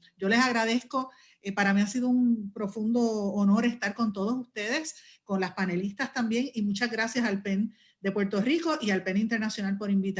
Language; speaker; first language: Spanish; native; Spanish